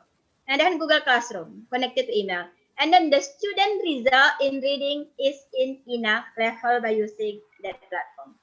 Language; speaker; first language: English; non-native, fluent; Indonesian